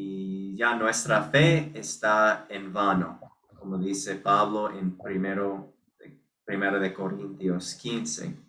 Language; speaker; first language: Spanish; non-native, fluent; English